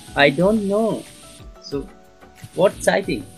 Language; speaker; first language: English; non-native, learner; Hindi